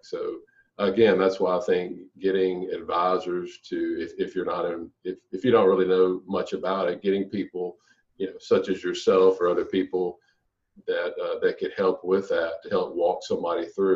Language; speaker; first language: English; native; English